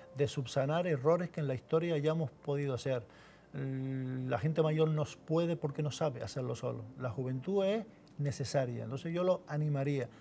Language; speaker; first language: Spanish; native; Spanish